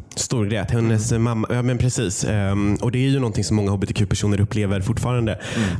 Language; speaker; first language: Swedish; native; Swedish